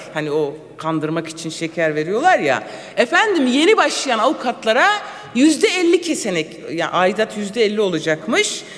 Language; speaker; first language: Turkish; non-native, local second language; Kurdish